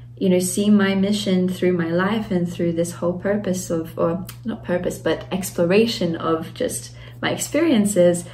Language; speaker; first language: English; native; English